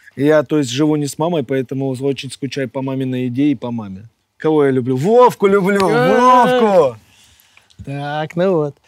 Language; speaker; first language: Russian; native; Russian